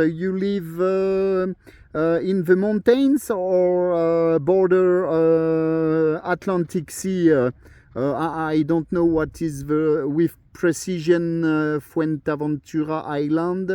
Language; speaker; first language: English; non-native, learner; French